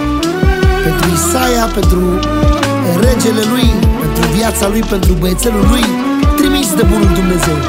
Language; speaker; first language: Romanian; native; Romanian